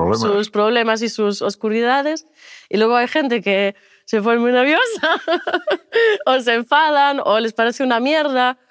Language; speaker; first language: Spanish; non-native, fluent; German